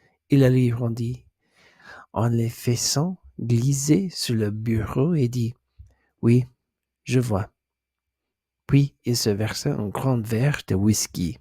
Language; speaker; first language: French; non-native, learner; English